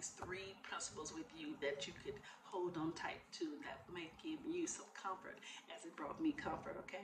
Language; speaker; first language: English; native; English